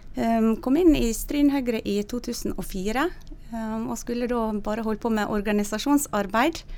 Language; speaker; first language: Norwegian; native; Norwegian